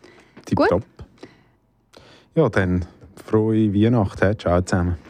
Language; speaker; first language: German; native; German